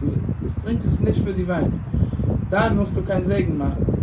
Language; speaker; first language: German; non-native, fluent; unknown